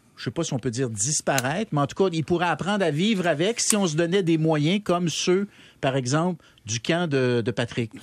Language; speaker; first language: French; native; French